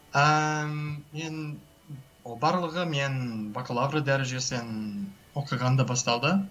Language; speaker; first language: Kazakh; non-native, learner; English